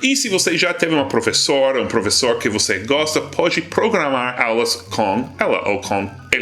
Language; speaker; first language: Portuguese; non-native, fluent; English